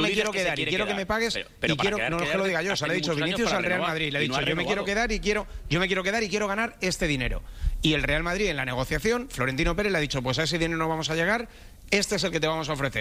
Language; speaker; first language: Spanish; native; Spanish